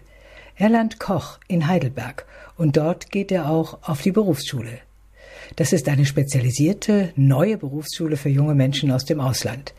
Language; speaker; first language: German; native; German